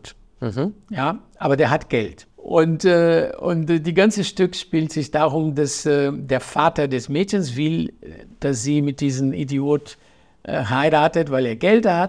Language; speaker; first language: German; non-native, fluent; Portuguese